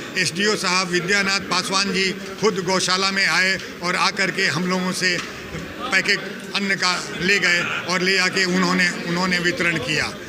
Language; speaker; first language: Hindi; native; Hindi